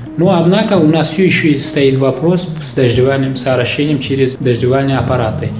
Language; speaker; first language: Russian; non-native, local second language; Uzbek